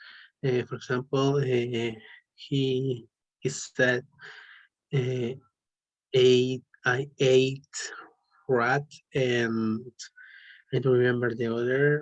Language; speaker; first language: English; non-native, learner; Spanish